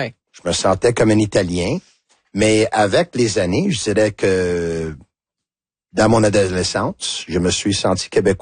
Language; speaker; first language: French; non-native, local second language; Italian